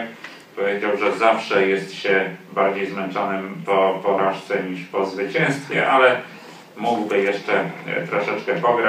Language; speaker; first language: Polish; native; Polish